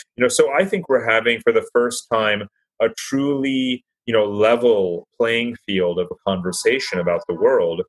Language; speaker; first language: English; native; English